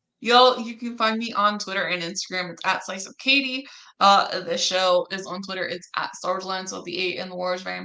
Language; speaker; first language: English; native; English